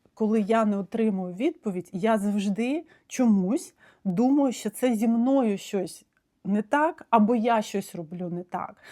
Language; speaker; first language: Ukrainian; non-native, local second language; Russian